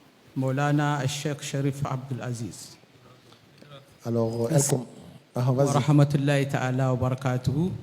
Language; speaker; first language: Arabic; non-native, fluent; Hausa